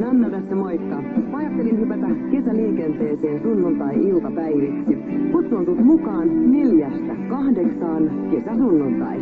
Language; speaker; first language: Finnish; native; Finnish